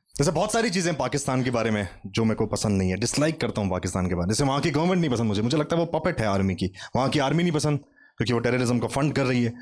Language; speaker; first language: Hindi; native; Hindi